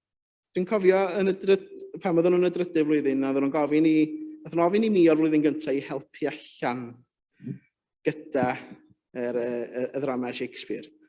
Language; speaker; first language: Welsh; native; Welsh